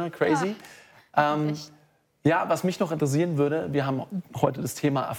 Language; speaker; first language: German; native; German